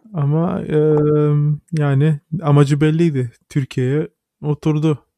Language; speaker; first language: Turkish; early bilingual, heritage; Turkish